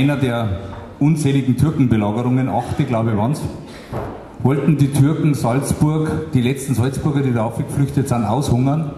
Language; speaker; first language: German; native; German